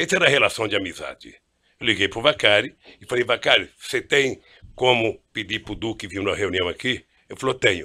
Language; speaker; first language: Portuguese; native; Portuguese